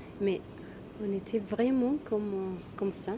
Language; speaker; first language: French; non-native, fluent; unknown